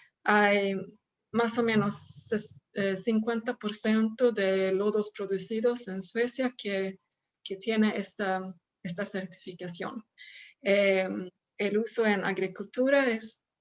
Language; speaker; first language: Spanish; non-native, fluent; Swedish